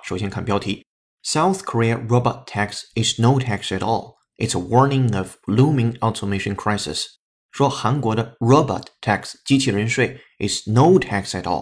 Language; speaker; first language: English; non-native, fluent; Chinese